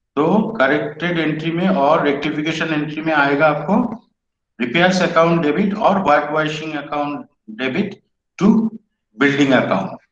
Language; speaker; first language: Hindi; non-native, local second language; Bangla